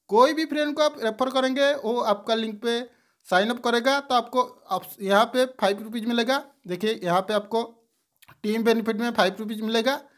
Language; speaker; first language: Hindi; non-native, local second language; Bangla